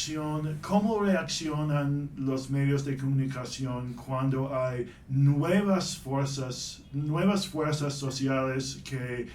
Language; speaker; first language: Spanish; non-native, fluent; English